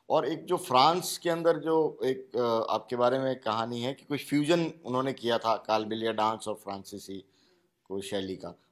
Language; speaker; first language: Hindi; native; Hindi